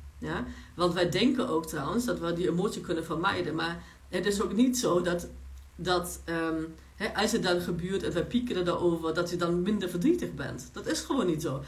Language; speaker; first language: Dutch; non-native, fluent; Polish